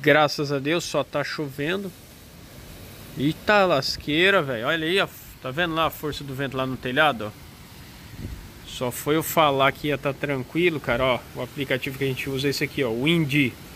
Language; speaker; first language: Portuguese; native; Portuguese